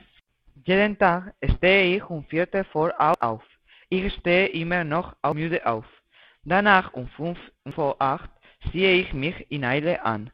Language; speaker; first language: German; non-native, learner; Spanish